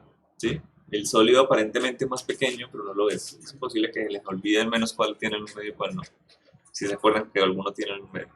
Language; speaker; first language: Spanish; native; Spanish